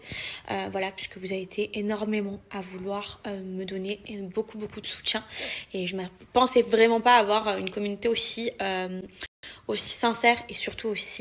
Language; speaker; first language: French; native; French